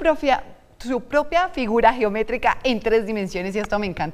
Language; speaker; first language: Spanish; native; Spanish